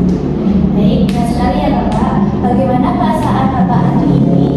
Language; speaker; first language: Indonesian; native; Indonesian